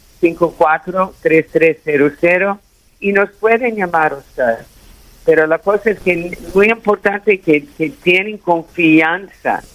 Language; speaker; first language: Spanish; early bilingual, heritage; Spanish